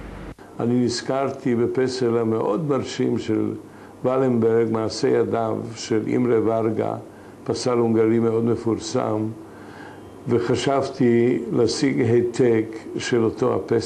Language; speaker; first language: Hebrew; non-native, fluent; Hungarian